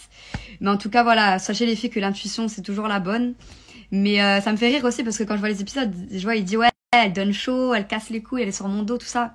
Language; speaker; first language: French; native; French